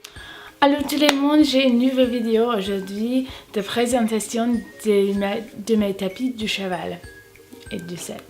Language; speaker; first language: French; non-native, learner; English